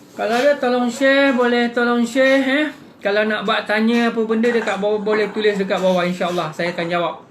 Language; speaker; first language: Malay; non-native, local second language; Buginese